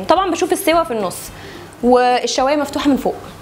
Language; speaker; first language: Arabic; native; Arabic